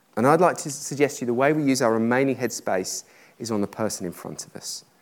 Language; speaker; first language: English; native; English